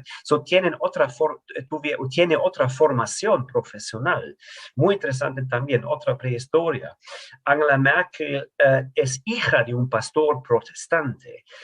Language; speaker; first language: Spanish; non-native, fluent; German